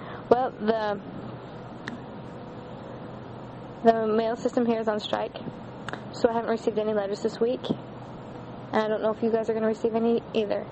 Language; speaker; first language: English; native; English